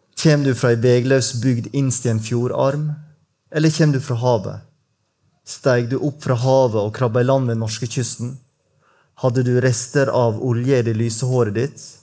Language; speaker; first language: Norwegian; native; Norwegian